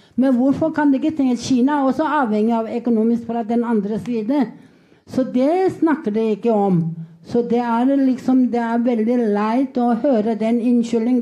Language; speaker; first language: Norwegian; non-native, fluent; Tibetan